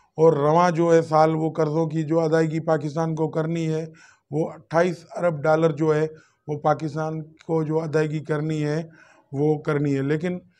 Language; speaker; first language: Urdu; non-native, local second language; Sindhi